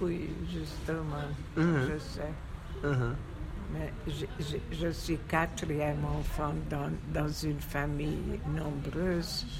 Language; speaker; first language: French; non-native, fluent; Hungarian